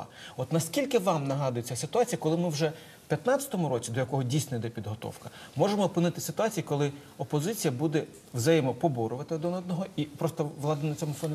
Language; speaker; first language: Ukrainian; native; Ukrainian